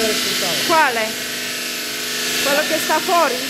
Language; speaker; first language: Italian; non-native, fluent; Portuguese